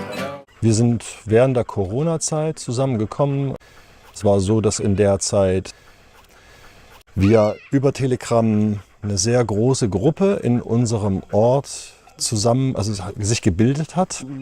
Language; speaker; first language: German; native; German